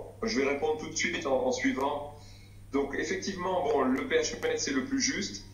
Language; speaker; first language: French; native; French